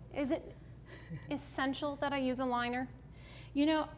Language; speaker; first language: English; native; English